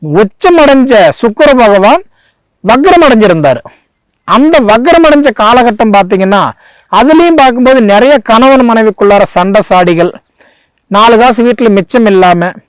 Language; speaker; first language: Tamil; native; Tamil